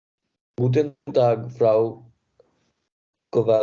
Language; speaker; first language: German; non-native, learner; Hindi